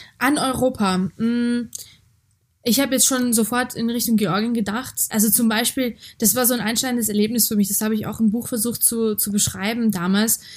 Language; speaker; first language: German; early bilingual, other home language; Georgian